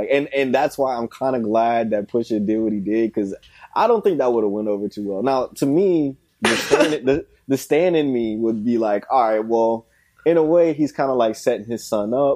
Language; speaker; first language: English; native; English